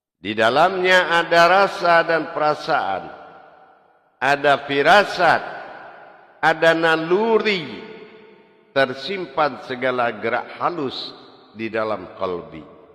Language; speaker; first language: Malay; non-native, local second language; Javanese